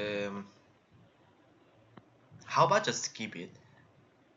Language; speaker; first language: English; non-native, learner; Korean